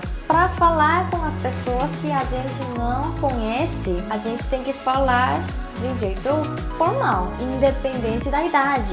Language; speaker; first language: Portuguese; non-native, fluent; Korean